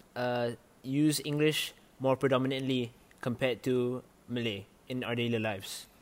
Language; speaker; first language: English; non-native, local second language; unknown